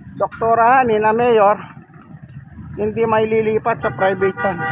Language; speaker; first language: Filipino; non-native, local second language; Pampanga